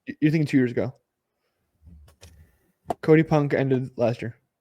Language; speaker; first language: English; native; English